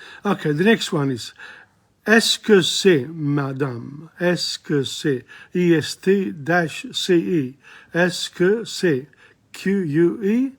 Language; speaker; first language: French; non-native, fluent; English